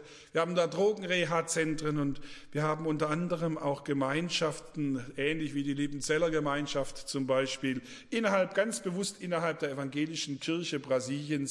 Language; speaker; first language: German; native; German